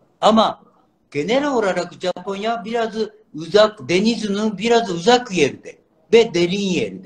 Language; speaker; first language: Turkish; non-native, learner; Japanese